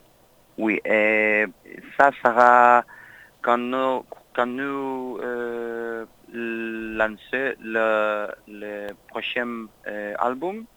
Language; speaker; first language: French; non-native, learner; Spanish